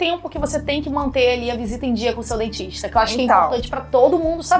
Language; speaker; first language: Portuguese; native; Portuguese